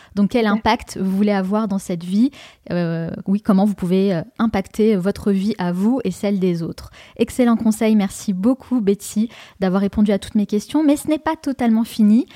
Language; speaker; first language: French; native; French